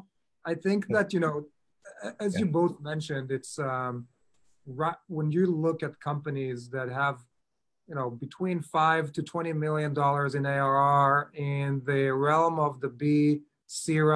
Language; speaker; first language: English; non-native, fluent; Hebrew